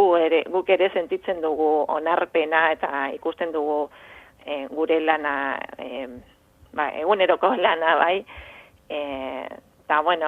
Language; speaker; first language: Basque; non-native, fluent; Spanish